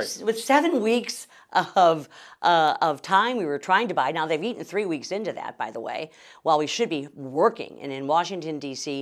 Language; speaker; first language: English; native; English